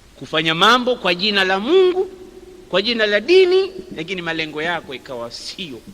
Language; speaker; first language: Swahili; native; Swahili